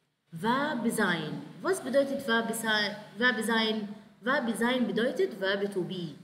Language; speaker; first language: German; non-native, fluent; Arabic